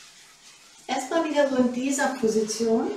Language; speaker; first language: German; native; German